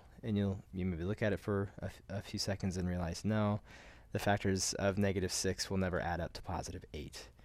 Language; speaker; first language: English; native; English